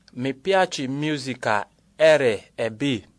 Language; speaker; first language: Italian; non-native, learner; Yoruba